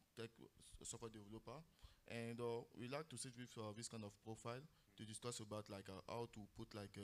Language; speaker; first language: English; non-native, local second language; French